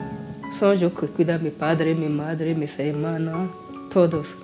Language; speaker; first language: Spanish; non-native, learner; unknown